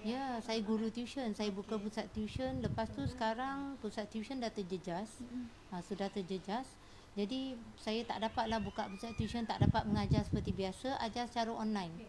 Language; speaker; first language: Malay; non-native, local second language; Cantonese